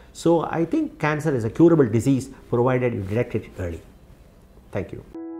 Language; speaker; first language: English; non-native, local second language; Tamil